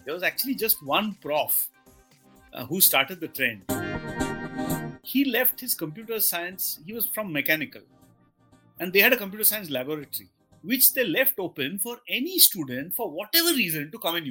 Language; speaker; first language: English; non-native, local second language; Bangla